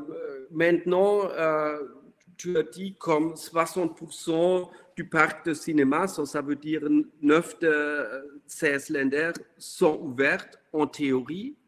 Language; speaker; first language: French; non-native, fluent; German